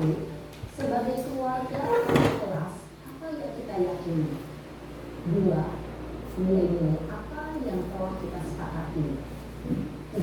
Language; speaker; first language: Indonesian; native; Indonesian